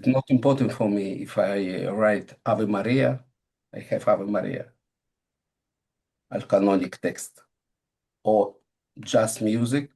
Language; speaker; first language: English; non-native, learner; Russian